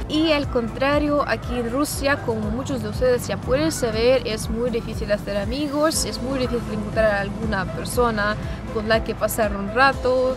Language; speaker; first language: Spanish; non-native, fluent; Russian